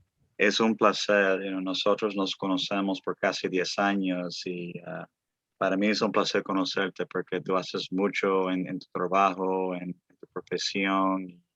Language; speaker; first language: Spanish; early bilingual, other home language; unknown